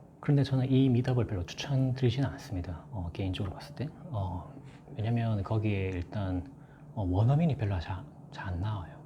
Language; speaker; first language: Korean; native; Korean